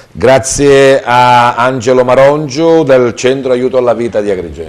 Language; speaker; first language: Italian; native; Italian